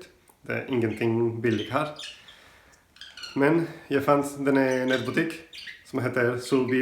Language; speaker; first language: Norwegian; non-native, learner; Spanish